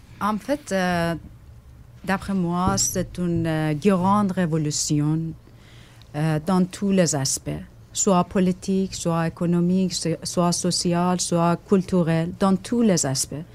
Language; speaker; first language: French; non-native, fluent; Persian